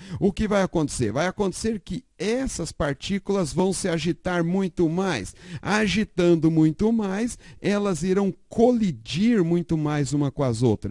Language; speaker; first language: Portuguese; native; Portuguese